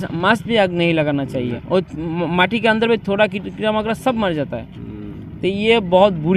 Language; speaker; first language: Hindi; non-native, learner; Bangla